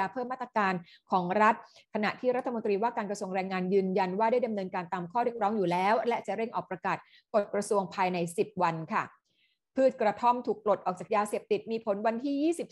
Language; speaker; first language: Thai; native; Thai